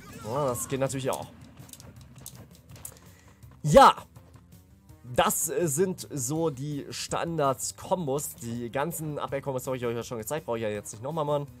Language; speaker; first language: German; native; German